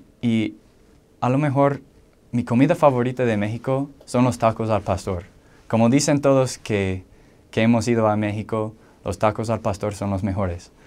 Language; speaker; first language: Spanish; non-native, fluent; English